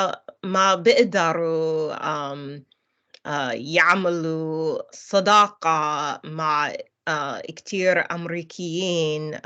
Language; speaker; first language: Arabic; non-native, learner; English